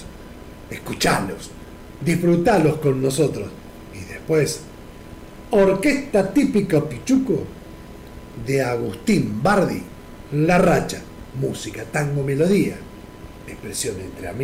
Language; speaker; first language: Spanish; native; Spanish